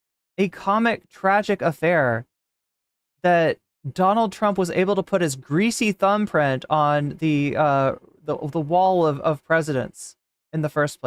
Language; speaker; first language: English; native; English